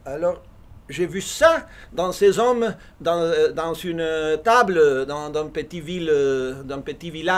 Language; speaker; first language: French; non-native, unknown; Spanish